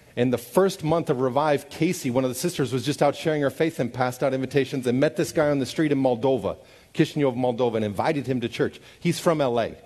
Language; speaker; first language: English; native; English